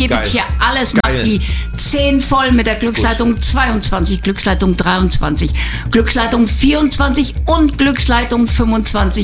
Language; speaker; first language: German; native; German